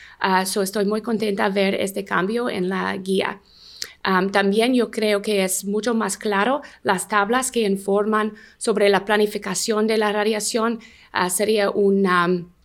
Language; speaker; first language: Spanish; non-native, learner; English